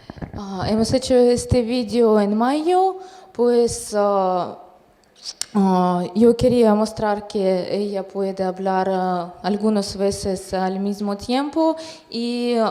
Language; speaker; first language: Spanish; non-native, fluent; Russian